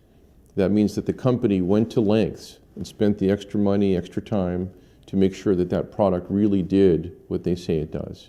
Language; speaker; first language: English; native; English